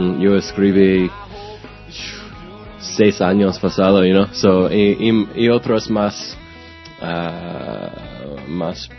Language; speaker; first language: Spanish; non-native, learner; English